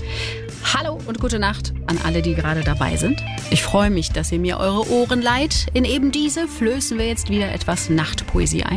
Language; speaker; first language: German; native; German